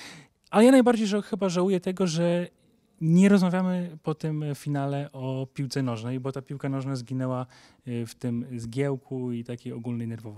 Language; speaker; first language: Polish; native; Polish